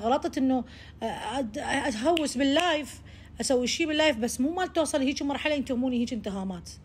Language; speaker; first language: Arabic; native; Arabic